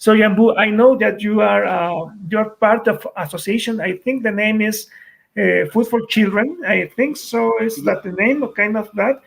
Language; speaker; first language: English; non-native, fluent; Spanish